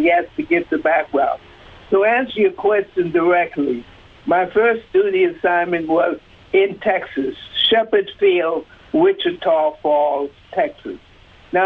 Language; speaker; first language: English; native; English